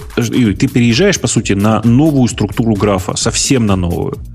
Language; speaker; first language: Russian; native; Russian